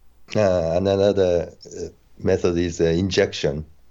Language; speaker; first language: English; non-native, fluent; Japanese